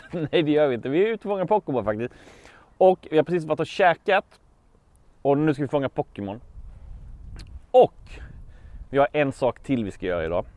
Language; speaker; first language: Swedish; native; Swedish